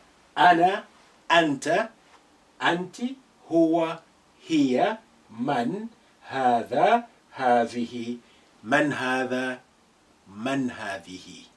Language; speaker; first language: Arabic; non-native, fluent; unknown